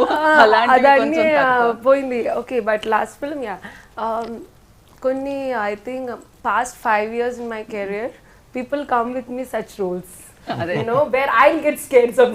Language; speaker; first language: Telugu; non-native, learner; Malayalam